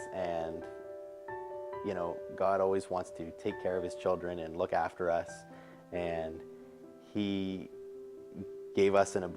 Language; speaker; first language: English; native; English